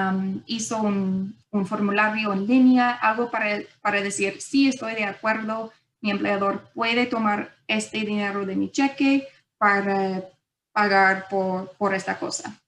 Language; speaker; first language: Spanish; non-native, fluent; English